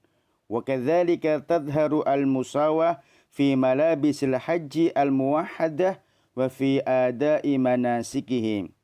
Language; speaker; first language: Arabic; non-native, fluent; Indonesian